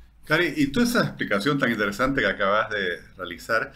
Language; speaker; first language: Spanish; native; Spanish